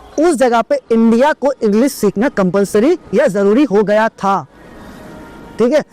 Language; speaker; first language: Hindi; native; Hindi